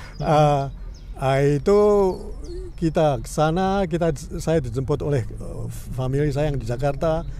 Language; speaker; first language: Indonesian; native; Indonesian